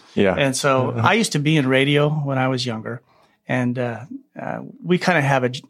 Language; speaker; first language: English; native; English